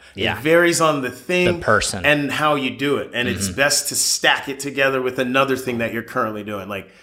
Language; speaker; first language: English; native; English